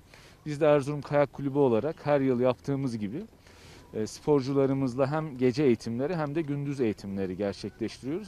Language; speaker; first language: Turkish; native; Turkish